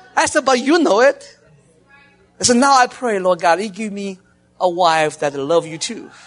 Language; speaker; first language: English; non-native, learner; Chinese